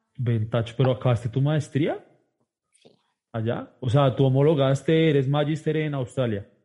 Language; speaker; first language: Spanish; native; Spanish